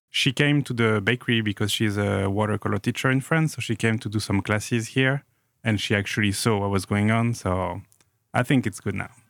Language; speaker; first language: English; non-native, fluent; French